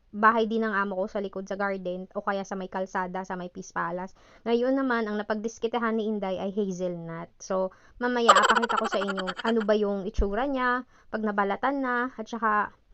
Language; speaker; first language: Filipino; native; Filipino